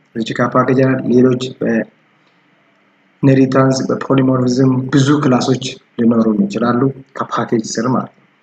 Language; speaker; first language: Amharic; non-native, local second language; Oromo